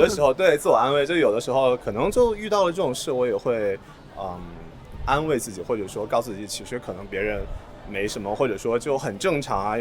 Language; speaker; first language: Chinese; native; Chinese